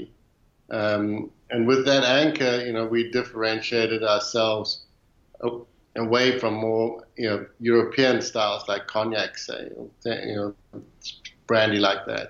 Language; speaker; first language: English; native; English